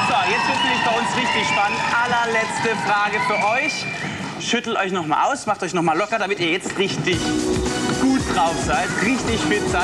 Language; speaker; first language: German; native; German